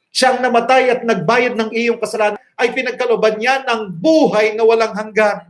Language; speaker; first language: Filipino; native; Filipino